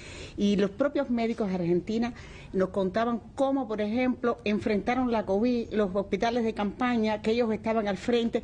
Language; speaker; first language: Spanish; native; Spanish